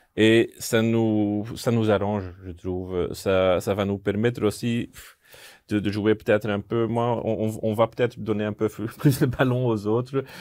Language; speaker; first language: French; non-native, local second language; Dutch